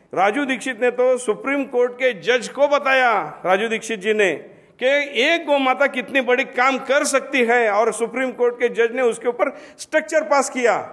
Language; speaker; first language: Hindi; non-native, local second language; Marathi